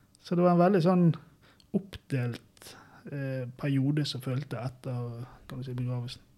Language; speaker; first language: Norwegian; native; Norwegian